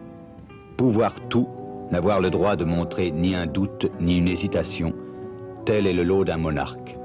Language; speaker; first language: French; native; French